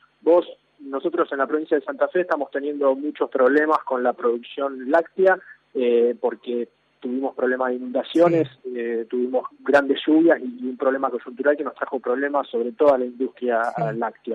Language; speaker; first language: Spanish; native; Spanish